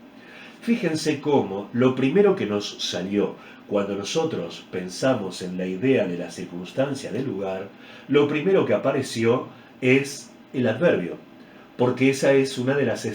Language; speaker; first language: Spanish; native; Spanish